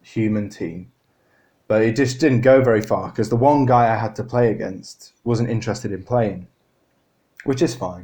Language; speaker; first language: English; native; English